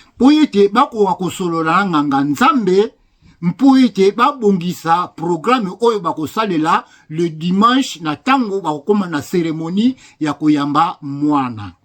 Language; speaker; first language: Lingala; non-native, local second language; Kongo